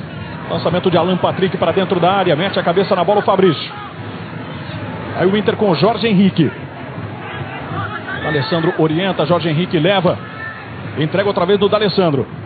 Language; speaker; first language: Portuguese; native; Portuguese